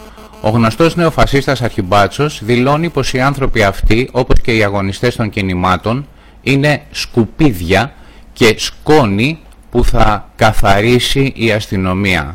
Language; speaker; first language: Greek; native; Greek